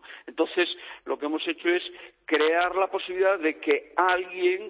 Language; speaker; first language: Spanish; native; Spanish